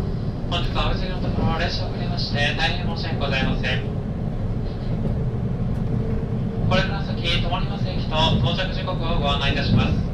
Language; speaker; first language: Japanese; native; Japanese